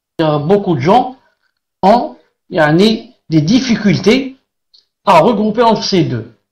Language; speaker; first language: French; non-native, local second language; Arabic